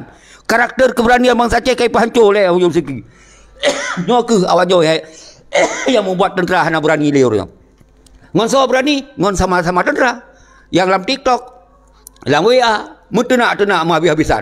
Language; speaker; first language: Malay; non-native, local second language; Achinese